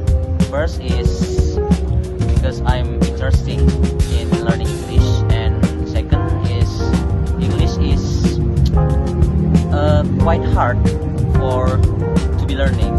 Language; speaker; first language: English; non-native, fluent; Indonesian